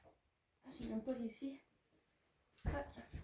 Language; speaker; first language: French; native; French